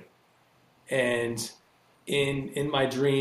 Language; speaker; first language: English; native; English